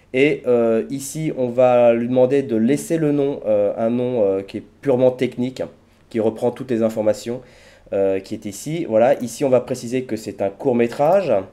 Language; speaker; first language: French; native; French